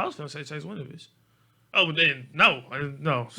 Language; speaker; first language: English; native; English